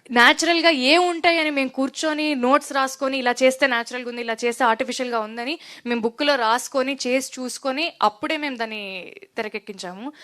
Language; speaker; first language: Telugu; native; Telugu